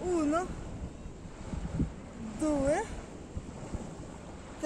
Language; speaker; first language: Italian; non-native, learner; Russian